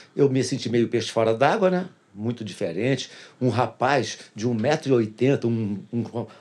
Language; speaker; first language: Portuguese; native; Portuguese